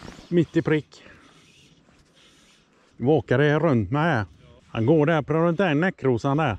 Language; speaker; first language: Swedish; native; Swedish